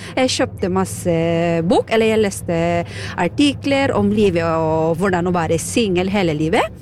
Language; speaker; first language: Norwegian; non-native, fluent; Filipino